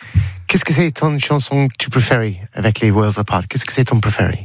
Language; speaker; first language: French; non-native, learner; English